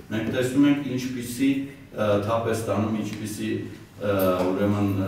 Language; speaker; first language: Armenian; non-native, local second language; Russian